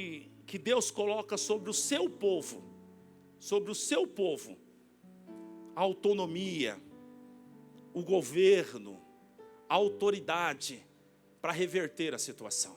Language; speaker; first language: Portuguese; native; Portuguese